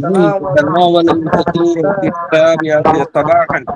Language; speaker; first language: Arabic; non-native, learner; Bangla